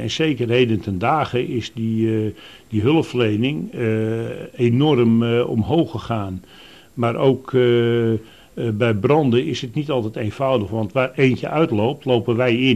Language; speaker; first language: Dutch; native; Dutch